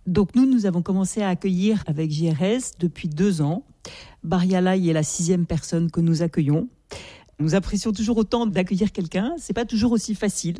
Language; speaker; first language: French; native; French